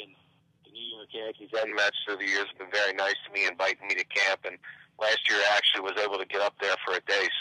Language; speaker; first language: English; native; English